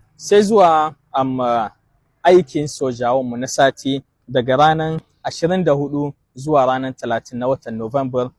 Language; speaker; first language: Hausa; native; Hausa